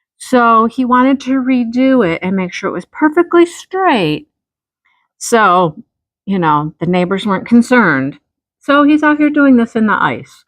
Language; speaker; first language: English; native; English